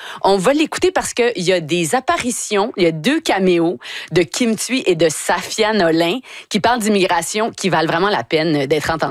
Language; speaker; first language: French; native; French